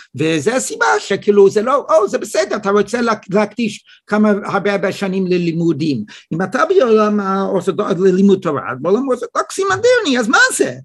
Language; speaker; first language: Hebrew; non-native, fluent; English